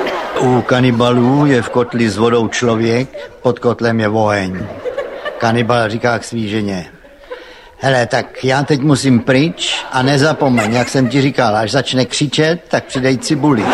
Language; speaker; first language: Czech; native; Czech